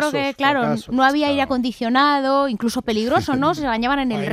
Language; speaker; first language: Spanish; native; Spanish